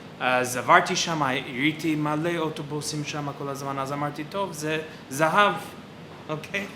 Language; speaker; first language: Hebrew; non-native, fluent; English